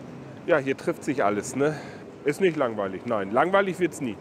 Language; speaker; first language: German; native; German